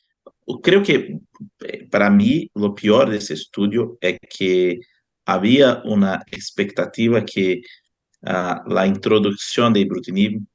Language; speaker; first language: Spanish; non-native, fluent; Portuguese